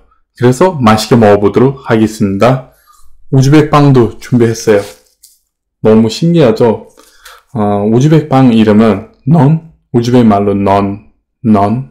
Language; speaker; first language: Korean; non-native, fluent; Uzbek